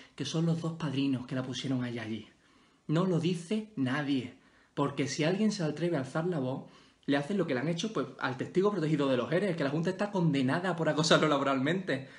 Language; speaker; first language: Spanish; native; Spanish